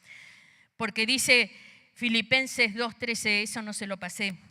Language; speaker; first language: Spanish; native; Spanish